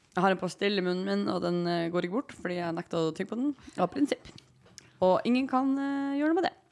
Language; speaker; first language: Norwegian; native; Norwegian